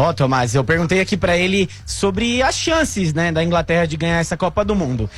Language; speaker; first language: Portuguese; native; Portuguese